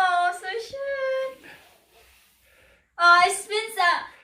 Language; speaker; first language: German; non-native, learner; Filipino